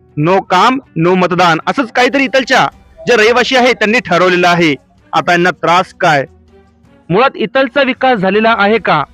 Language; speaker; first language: Marathi; native; Marathi